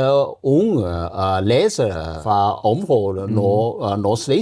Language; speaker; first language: Danish; non-native, learner; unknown